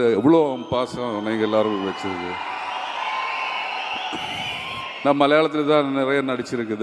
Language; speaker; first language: Tamil; non-native, learner; Malayalam